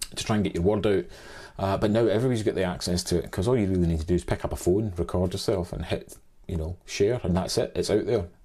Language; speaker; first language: English; native; English